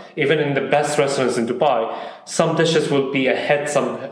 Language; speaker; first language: English; non-native, fluent; Arabic